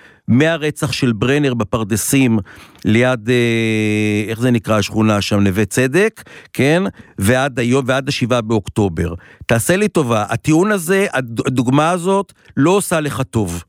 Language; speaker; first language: Hebrew; native; Hebrew